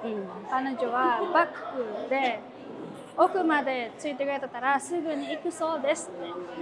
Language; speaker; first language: Japanese; non-native, fluent; Filipino